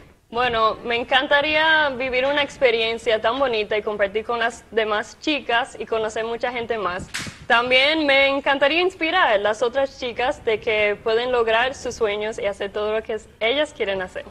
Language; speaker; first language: Spanish; native; Spanish